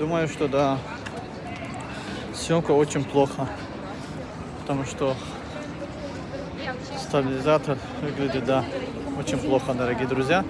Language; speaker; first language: Russian; non-native, fluent; Tajik